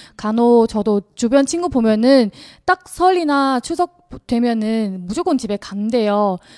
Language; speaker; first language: Korean; non-native, fluent; Chinese